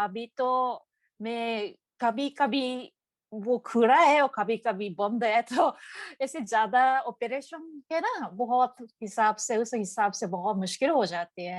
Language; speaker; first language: Hindi; non-native, learner; Japanese